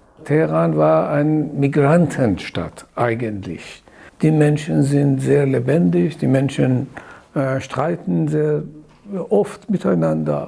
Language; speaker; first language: German; non-native, fluent; Persian